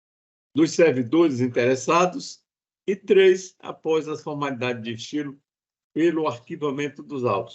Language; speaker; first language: Portuguese; native; Portuguese